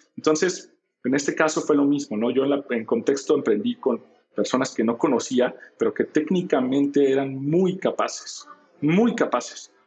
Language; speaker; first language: Spanish; native; Spanish